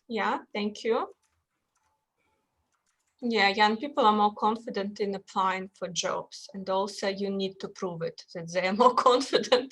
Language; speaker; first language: English; non-native, fluent; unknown